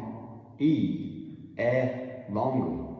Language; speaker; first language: Portuguese; non-native, fluent; English